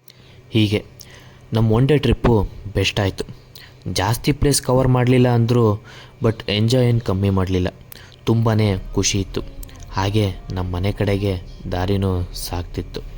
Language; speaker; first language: Kannada; native; Kannada